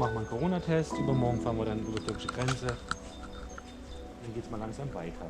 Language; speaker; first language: German; native; German